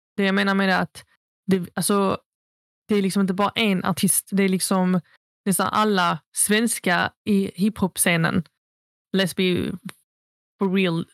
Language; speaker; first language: Swedish; early bilingual, other home language; Arabic